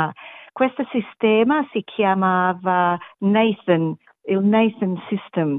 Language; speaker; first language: Italian; non-native, learner; English